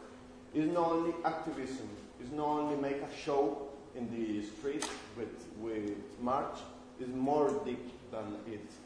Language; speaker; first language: English; non-native, learner; Spanish